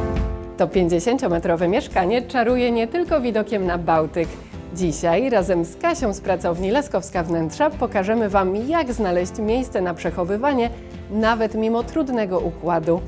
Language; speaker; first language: Polish; native; Polish